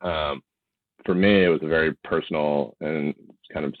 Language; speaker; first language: English; native; English